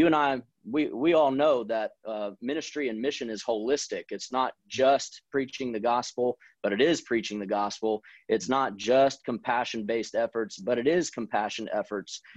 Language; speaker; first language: English; native; English